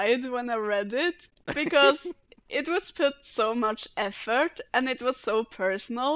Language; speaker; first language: English; non-native, fluent; Norwegian